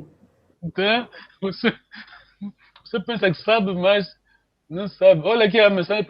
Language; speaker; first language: Portuguese; non-native, fluent; Kongo